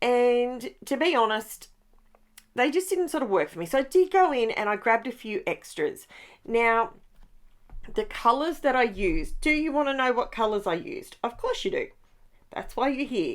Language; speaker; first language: English; native; English